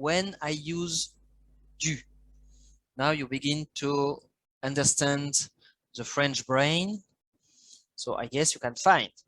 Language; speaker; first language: English; non-native, learner; French